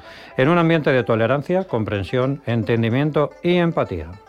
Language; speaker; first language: Spanish; native; Spanish